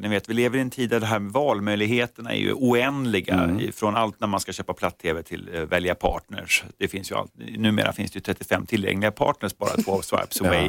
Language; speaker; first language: Swedish; native; Swedish